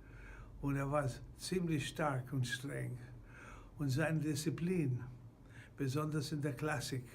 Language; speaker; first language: German; non-native, fluent; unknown